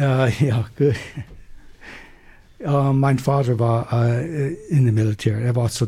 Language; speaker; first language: German; non-native, learner; English